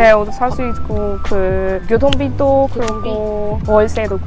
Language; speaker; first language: Korean; non-native, learner; Burmese